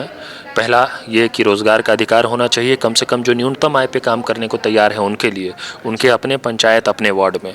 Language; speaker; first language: Hindi; native; Hindi